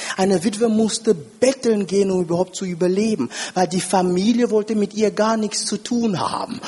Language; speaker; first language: German; non-native, fluent; French